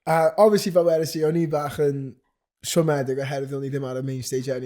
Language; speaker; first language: Welsh; native; Welsh